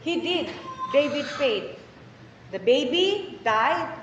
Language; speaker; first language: English; non-native, local second language; Filipino